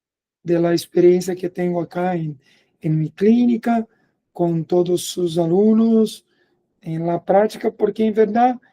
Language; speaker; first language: Spanish; non-native, fluent; Portuguese